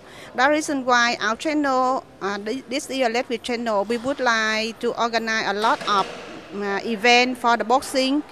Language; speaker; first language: English; non-native, learner; Vietnamese